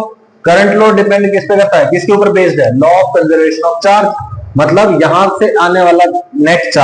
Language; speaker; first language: Hindi; native; Hindi